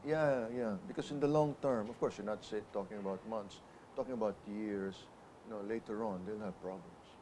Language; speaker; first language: English; non-native, local second language; Filipino